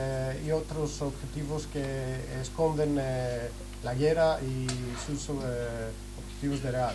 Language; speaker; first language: Spanish; non-native, learner; Greek